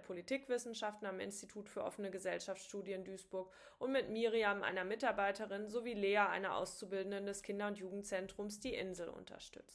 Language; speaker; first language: German; native; German